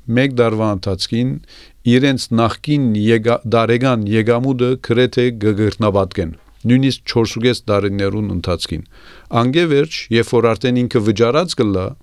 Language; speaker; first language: Armenian; early bilingual, heritage; Armenian